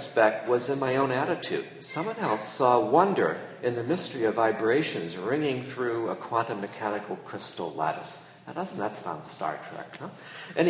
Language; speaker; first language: English; native; English